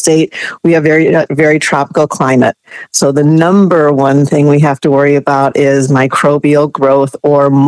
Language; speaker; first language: English; native; English